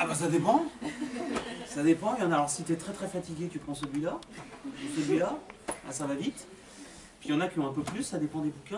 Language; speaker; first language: French; native; French